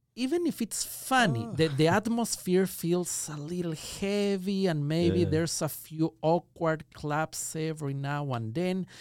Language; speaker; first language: English; non-native, fluent; Spanish